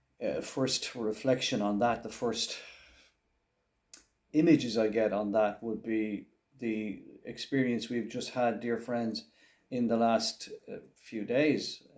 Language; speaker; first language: English; native; English